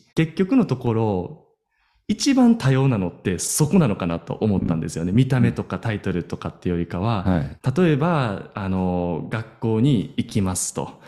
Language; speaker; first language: Japanese; native; Japanese